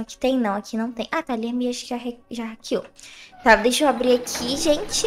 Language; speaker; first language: Portuguese; native; Portuguese